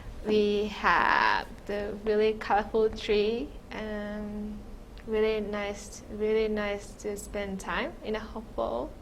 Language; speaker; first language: English; non-native, fluent; Japanese